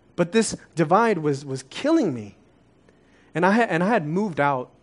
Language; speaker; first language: English; early bilingual, other home language; Korean